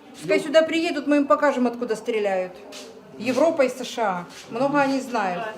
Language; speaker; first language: Russian; native; Russian